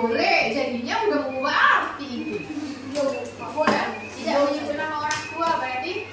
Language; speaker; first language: Indonesian; native; Indonesian